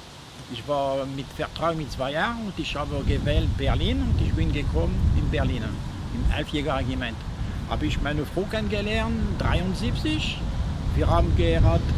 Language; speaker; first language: German; non-native, fluent; French